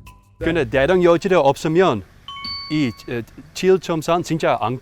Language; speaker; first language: Korean; non-native, learner; Dutch